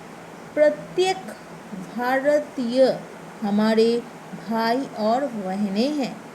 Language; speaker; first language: Hindi; non-native, local second language; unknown